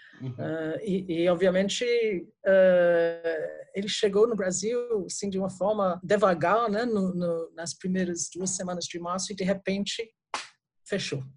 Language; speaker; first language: Portuguese; non-native, fluent; English